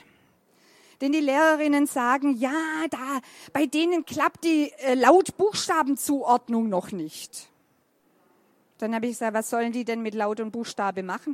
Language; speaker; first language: German; native; German